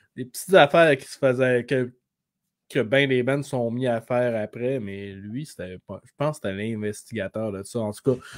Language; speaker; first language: French; native; French